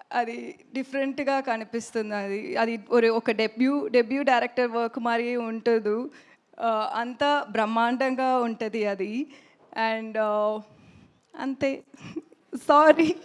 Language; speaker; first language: Telugu; non-native, local second language; Tamil